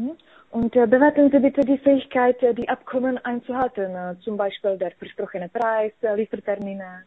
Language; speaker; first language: German; non-native, learner; Czech